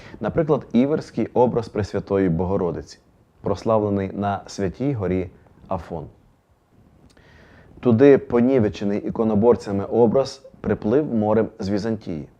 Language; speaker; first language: Ukrainian; native; Ukrainian